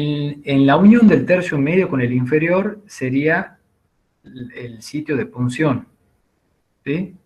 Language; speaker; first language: Spanish; native; Spanish